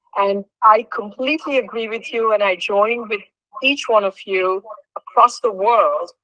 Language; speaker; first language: English; non-native, local second language; Bangla